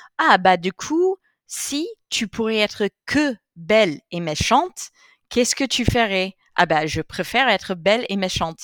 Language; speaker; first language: French; non-native, fluent; English